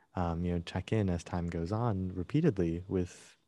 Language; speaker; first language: English; native; English